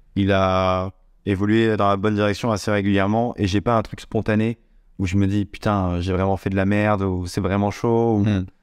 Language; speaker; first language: French; native; French